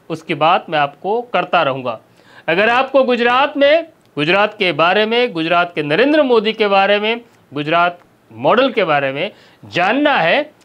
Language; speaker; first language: Hindi; non-native, local second language; Gujarati